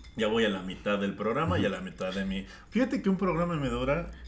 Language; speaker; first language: Spanish; native; Spanish